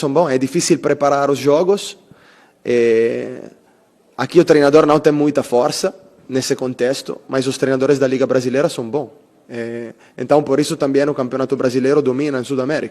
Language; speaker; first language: Portuguese; non-native, fluent; Italian